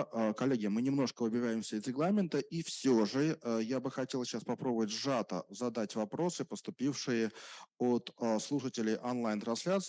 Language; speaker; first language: Russian; native; Russian